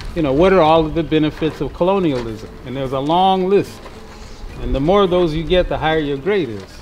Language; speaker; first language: English; native; English